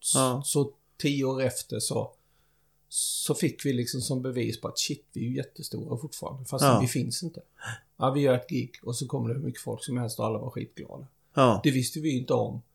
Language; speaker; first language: Swedish; native; Swedish